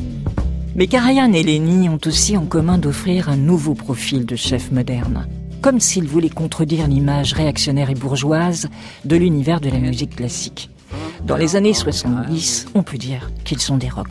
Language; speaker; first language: French; native; French